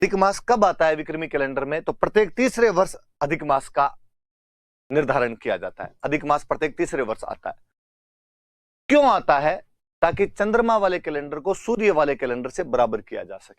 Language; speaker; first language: Hindi; native; Hindi